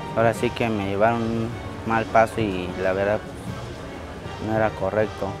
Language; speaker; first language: Spanish; early bilingual, other home language; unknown